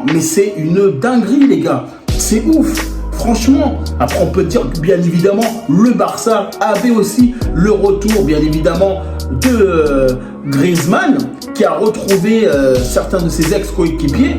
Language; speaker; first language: French; native; French